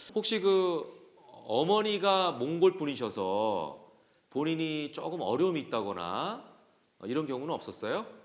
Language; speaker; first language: Korean; native; Korean